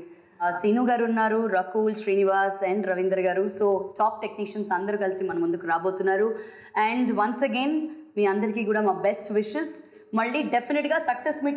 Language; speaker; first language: Telugu; native; Telugu